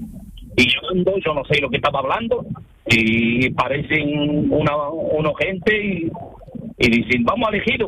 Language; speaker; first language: Spanish; early bilingual, other home language; Arabic